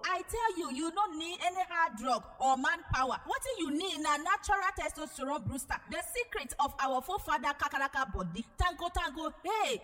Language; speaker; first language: Nigerian Pidgin; non-native, local second language; Igbo